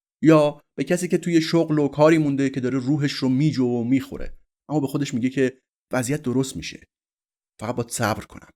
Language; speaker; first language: Persian; native; Persian